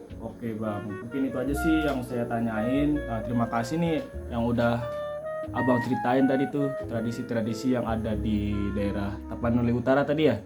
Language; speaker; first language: Indonesian; native; Indonesian